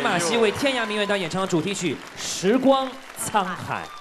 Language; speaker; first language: Chinese; native; Chinese